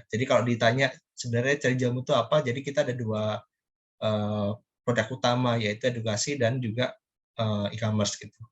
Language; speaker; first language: Indonesian; native; Indonesian